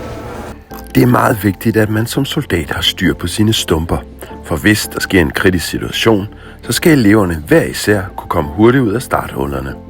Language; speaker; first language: Danish; native; Danish